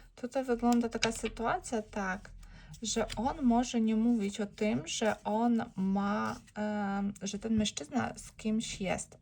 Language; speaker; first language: Polish; non-native, learner; Ukrainian